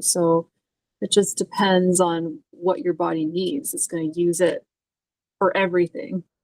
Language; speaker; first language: English; native; English